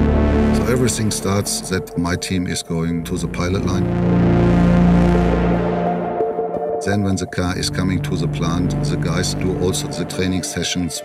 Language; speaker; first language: English; non-native, fluent; German